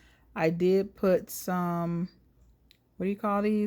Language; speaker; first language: English; native; English